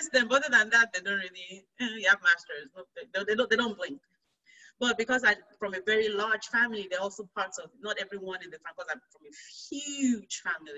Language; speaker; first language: English; non-native, local second language; Yoruba